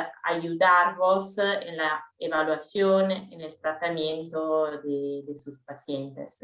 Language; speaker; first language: Spanish; non-native, fluent; Italian